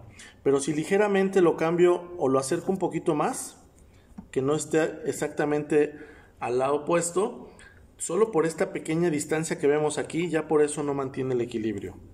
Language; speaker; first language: Spanish; native; Spanish